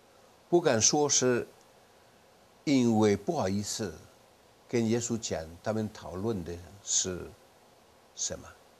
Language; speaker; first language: Chinese; non-native, fluent; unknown